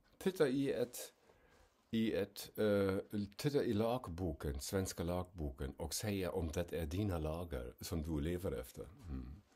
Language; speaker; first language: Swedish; non-native, fluent; German